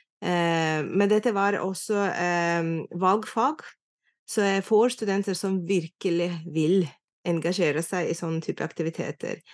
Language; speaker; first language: Norwegian; non-native, fluent; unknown